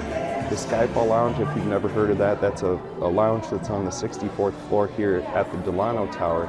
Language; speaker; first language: English; native; English